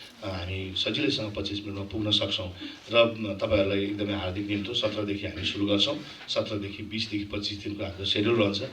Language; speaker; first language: Nepali; non-native, local second language; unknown